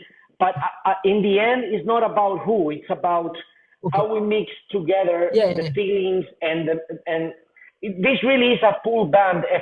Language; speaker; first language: English; non-native, fluent; Spanish